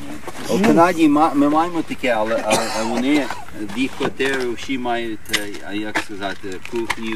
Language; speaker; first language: Ukrainian; early bilingual, heritage; Ukrainian